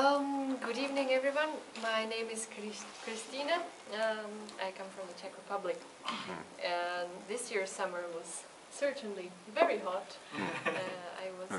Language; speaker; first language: English; non-native, fluent; Czech